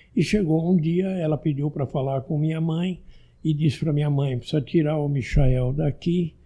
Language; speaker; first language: Portuguese; early bilingual, other home language; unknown